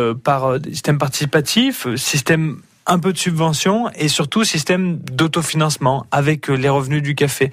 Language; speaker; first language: French; native; French